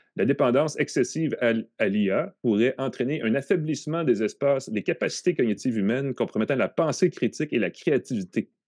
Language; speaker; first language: French; native; French